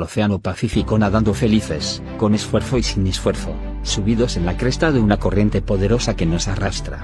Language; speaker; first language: Spanish; native; Spanish